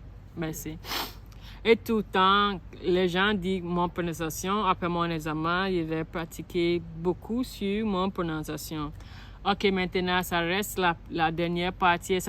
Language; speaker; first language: French; non-native, learner; Akan